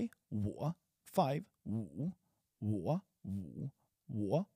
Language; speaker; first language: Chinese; non-native, learner; English